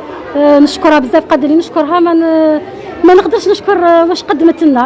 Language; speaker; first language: Arabic; native; Arabic